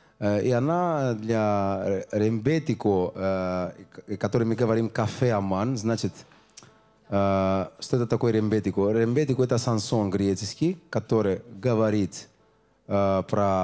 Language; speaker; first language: Russian; non-native, learner; Greek